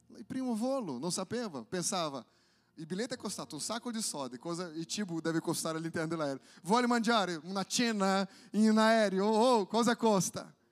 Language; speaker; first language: Italian; non-native, fluent; Portuguese